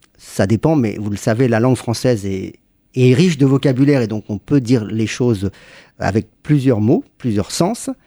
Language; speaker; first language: French; native; French